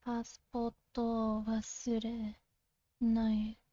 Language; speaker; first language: Japanese; non-native, learner; English